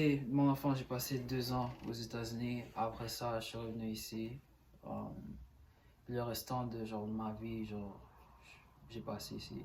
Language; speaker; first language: French; early bilingual, other home language; Haitian Creole